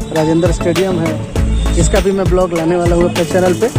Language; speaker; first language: Hindi; native; Hindi